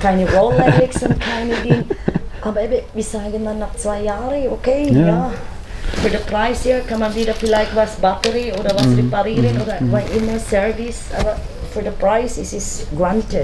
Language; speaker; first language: German; non-native, fluent; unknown